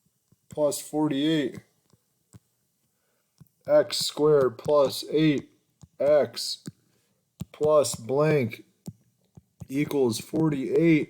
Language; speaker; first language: English; native; English